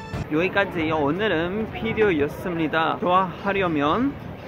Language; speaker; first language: Korean; non-native, learner; Spanish